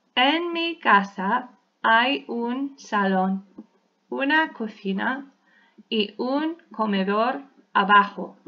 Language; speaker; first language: Spanish; non-native, fluent; English